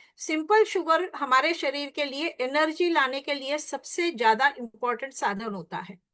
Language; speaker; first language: Hindi; non-native, local second language; Marathi